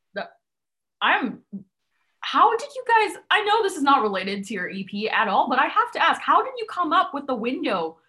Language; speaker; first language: English; non-native, local second language; Cantonese